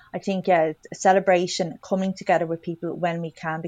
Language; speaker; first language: English; native; English